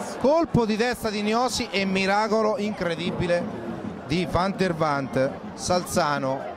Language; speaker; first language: Italian; native; Italian